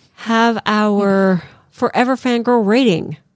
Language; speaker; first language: English; non-native, local second language; Filipino